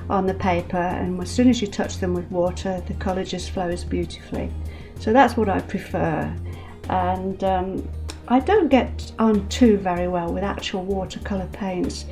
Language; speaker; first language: English; native; English